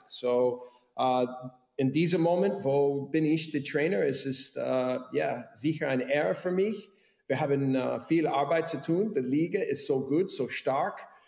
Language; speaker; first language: German; non-native, learner; English